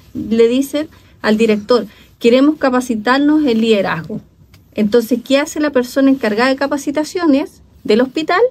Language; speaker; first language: Spanish; native; Spanish